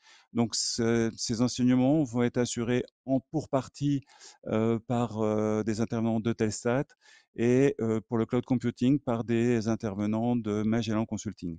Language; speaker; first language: French; native; French